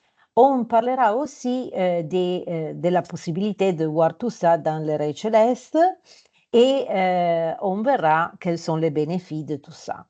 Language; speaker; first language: French; non-native, fluent; Italian